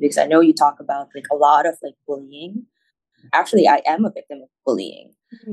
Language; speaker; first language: English; non-native, local second language; Filipino